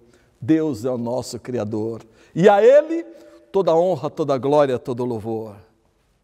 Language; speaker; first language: Portuguese; native; Portuguese